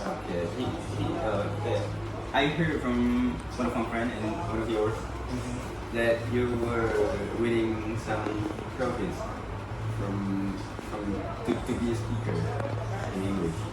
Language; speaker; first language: English; non-native, local second language; Indonesian